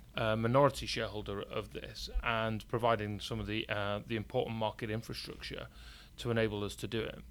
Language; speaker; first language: English; native; English